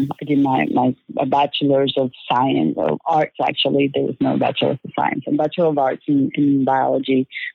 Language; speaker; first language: English; non-native, fluent; Spanish